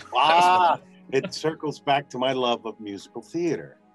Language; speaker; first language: English; native; English